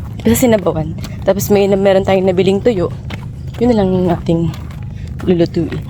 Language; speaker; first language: Filipino; native; Filipino